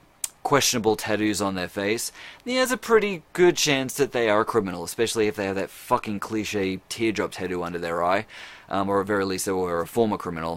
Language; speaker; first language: English; native; English